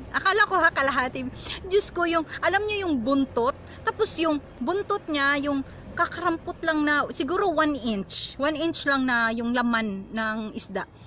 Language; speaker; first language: Filipino; non-native, local second language; Cebuano